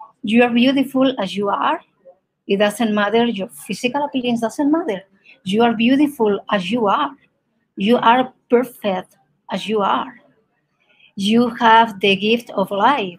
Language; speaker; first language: English; non-native, fluent; Spanish